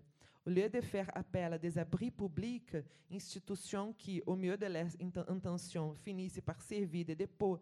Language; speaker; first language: French; non-native, fluent; Portuguese